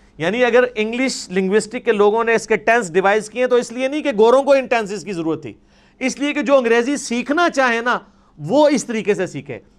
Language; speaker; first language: Urdu; non-native, local second language; Punjabi